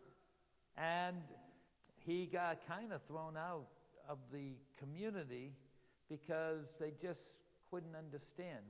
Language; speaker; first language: English; native; English